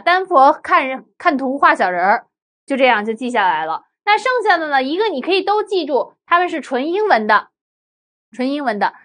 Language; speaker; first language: Chinese; native; Chinese